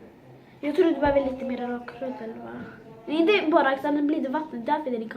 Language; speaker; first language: Swedish; early bilingual, other home language; Turkish